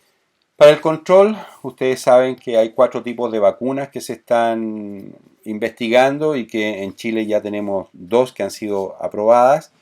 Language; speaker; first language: Spanish; native; Spanish